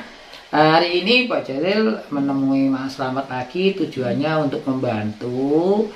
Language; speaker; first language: Indonesian; native; Indonesian